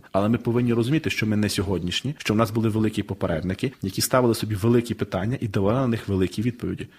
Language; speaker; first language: Ukrainian; native; Ukrainian